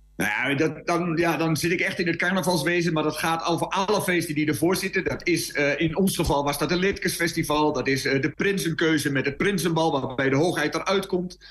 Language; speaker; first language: Dutch; native; Dutch